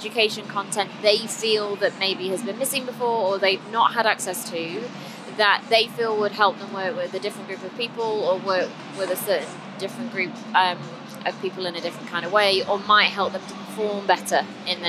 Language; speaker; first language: English; native; English